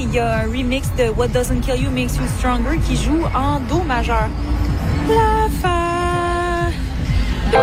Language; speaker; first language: French; native; French